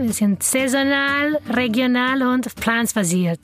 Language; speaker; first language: German; non-native, learner; Arabic